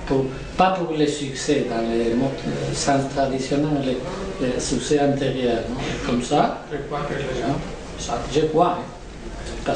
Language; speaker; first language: French; non-native, learner; Spanish